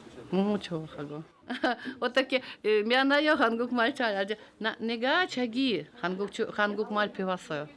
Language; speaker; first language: Korean; early bilingual, heritage; Korean